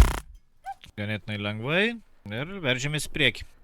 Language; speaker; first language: Lithuanian; native; Lithuanian